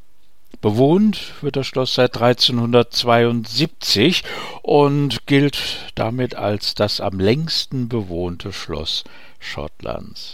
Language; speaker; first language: German; native; German